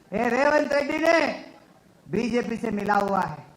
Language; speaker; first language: Hindi; non-native, local second language; Telugu